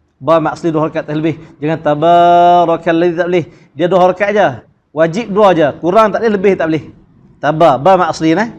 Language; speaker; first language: Malay; native; Malay